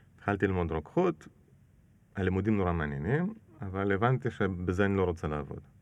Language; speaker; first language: Hebrew; non-native, fluent; Russian